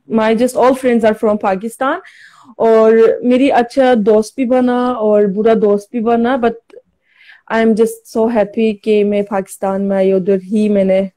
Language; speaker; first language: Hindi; non-native, learner; Turkish